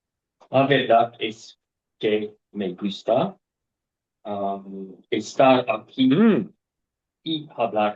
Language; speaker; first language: Spanish; non-native, learner; English